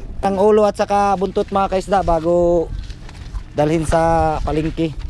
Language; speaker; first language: Filipino; non-native, local second language; Surigaonon